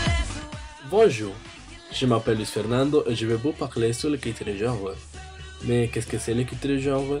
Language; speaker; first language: French; non-native, learner; Spanish